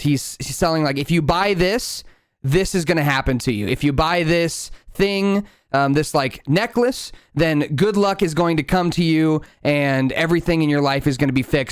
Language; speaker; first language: English; native; English